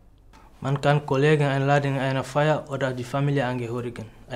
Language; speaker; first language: German; non-native, learner; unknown